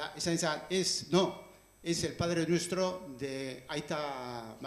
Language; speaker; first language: Spanish; non-native, local second language; Basque